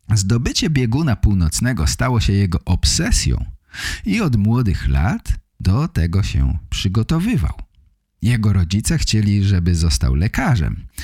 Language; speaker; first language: Polish; native; Polish